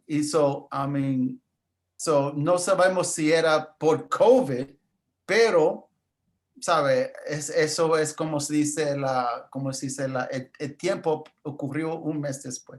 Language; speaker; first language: Spanish; early bilingual, heritage; English